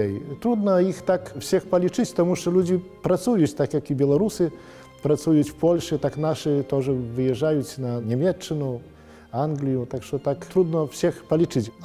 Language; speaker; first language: Polish; non-native, local second language; Belarusian